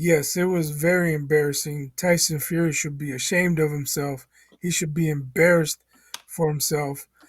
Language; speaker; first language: English; native; English